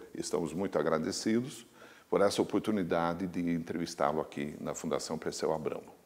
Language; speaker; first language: Portuguese; native; Portuguese